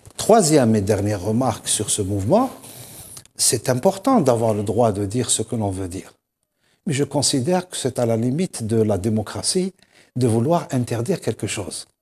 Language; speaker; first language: French; non-native, local second language; Kabyle